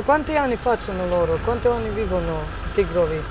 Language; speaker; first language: Italian; non-native, learner; Serbian